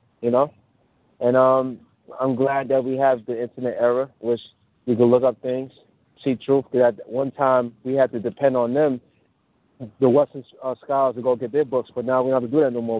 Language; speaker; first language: English; early bilingual, other home language; Mandingo